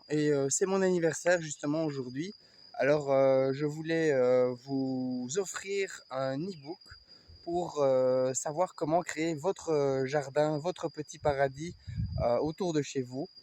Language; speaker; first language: French; native; French